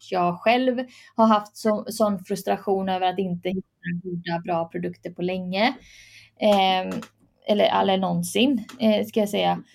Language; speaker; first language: Swedish; early bilingual, other home language; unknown